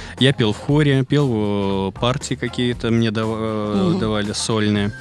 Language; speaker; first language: Russian; native; Russian